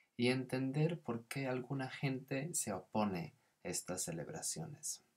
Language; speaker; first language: Spanish; non-native, fluent; English